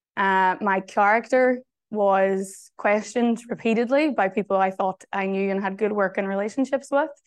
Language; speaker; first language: English; native; English